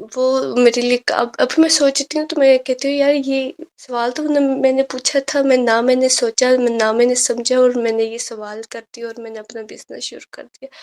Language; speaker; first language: Urdu; native; Urdu